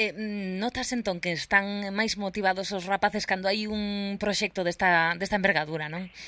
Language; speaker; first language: Galician; native; Galician